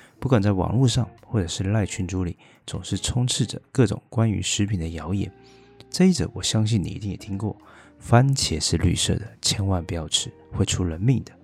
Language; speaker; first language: Chinese; native; Chinese